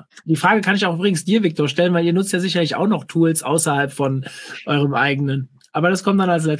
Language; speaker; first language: German; native; German